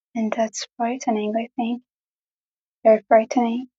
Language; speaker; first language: English; non-native, fluent; Persian